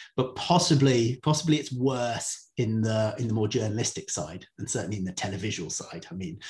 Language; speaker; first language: English; native; English